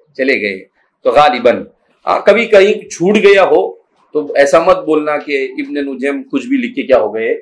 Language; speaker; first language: Urdu; native; Urdu